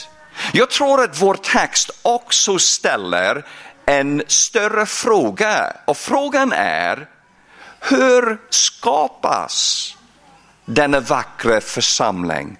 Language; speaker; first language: Swedish; non-native, fluent; English